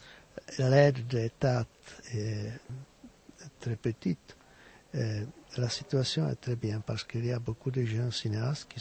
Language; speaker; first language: French; non-native, fluent; Czech